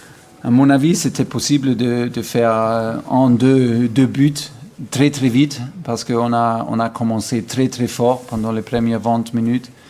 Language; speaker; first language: French; non-native, fluent; German